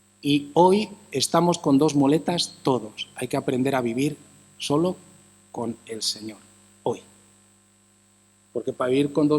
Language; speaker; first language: Spanish; native; Spanish